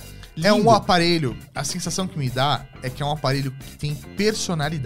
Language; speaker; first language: Portuguese; native; Portuguese